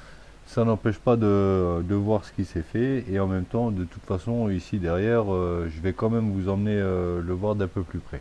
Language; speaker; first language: French; native; French